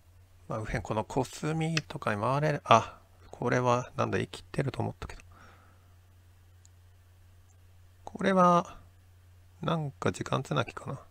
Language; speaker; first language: Japanese; native; Japanese